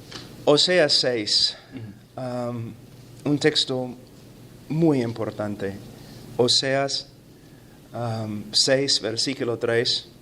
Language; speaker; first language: Spanish; non-native, fluent; English